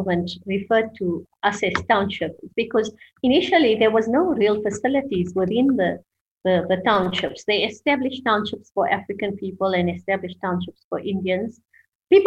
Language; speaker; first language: English; native; English